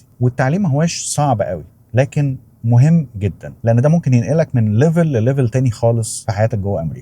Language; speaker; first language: Arabic; native; Arabic